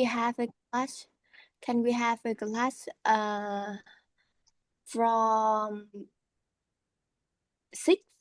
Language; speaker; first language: English; non-native, learner; Vietnamese